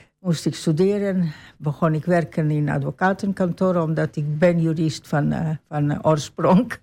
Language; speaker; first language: Dutch; non-native, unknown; Croatian